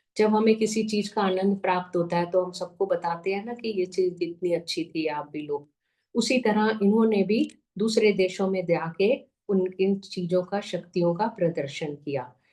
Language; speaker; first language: Hindi; native; Hindi